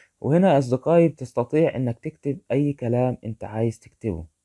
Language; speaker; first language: Arabic; native; Arabic